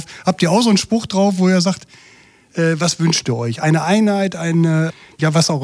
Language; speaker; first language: German; native; German